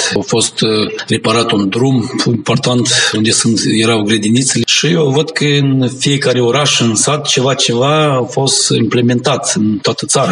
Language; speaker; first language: Romanian; non-native, local second language; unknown